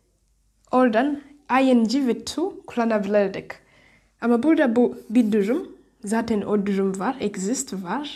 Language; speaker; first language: Turkish; non-native, fluent; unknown